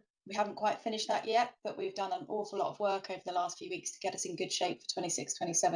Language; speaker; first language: English; native; English